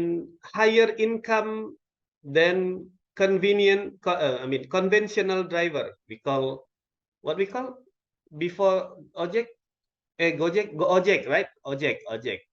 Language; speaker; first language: English; non-native, local second language; Indonesian